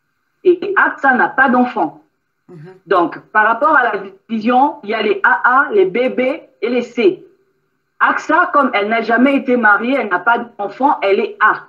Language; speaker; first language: French; non-native, local second language; Lingala